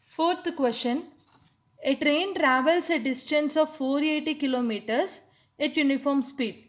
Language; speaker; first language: English; non-native, local second language; Telugu